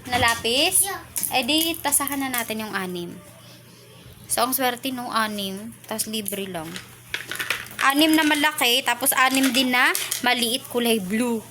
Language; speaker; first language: Filipino; non-native, local second language; Cebuano